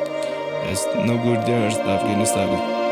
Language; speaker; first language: English; non-native, learner; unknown